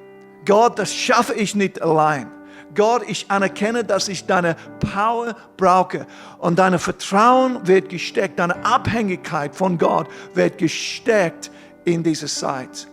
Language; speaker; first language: German; non-native, fluent; English